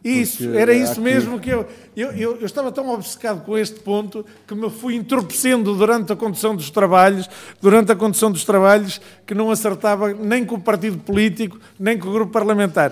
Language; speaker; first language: Portuguese; native; Portuguese